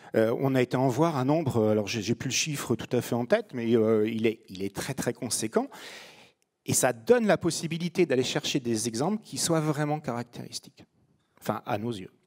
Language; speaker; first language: French; native; French